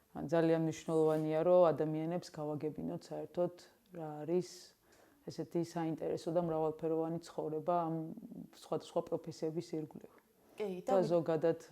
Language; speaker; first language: Georgian; non-native, local second language; Armenian